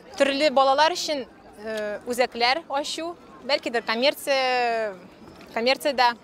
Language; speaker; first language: Tatar; non-native, local second language; Russian